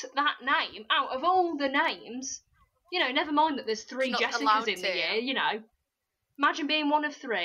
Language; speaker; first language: English; native; English